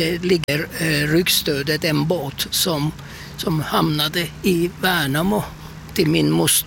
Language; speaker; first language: Swedish; non-native, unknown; Turkish